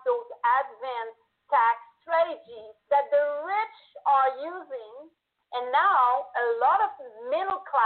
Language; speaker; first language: English; non-native, fluent; French